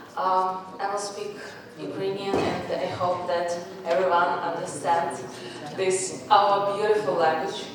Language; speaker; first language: English; non-native, learner; Ukrainian